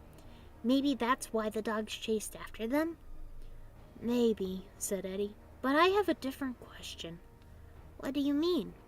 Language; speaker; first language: English; native; English